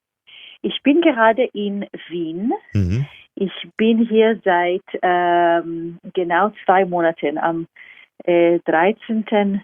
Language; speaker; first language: German; non-native, fluent; Hebrew